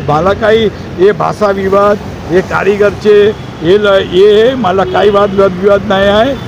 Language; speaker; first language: Marathi; non-native, local second language; Gujarati